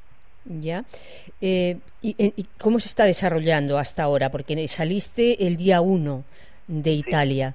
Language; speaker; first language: Spanish; native; Spanish